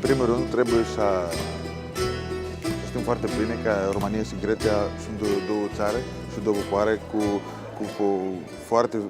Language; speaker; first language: Romanian; non-native, fluent; Greek